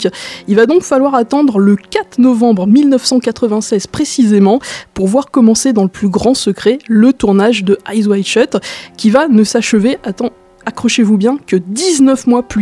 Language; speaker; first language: French; native; French